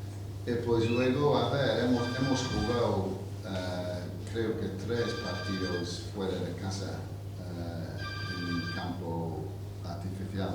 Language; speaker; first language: Spanish; non-native, fluent; English